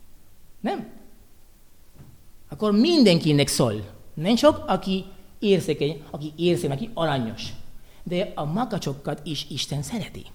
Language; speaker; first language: Hungarian; non-native, learner; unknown